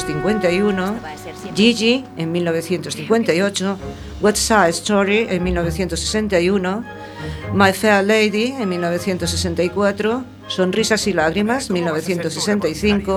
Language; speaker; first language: Spanish; native; Spanish